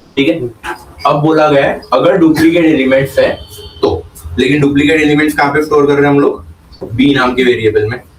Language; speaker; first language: Hindi; non-native, local second language; Marathi